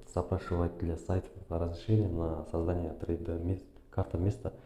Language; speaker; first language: Russian; non-native, local second language; Kazakh